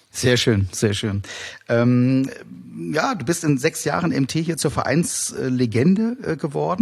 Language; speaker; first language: German; native; German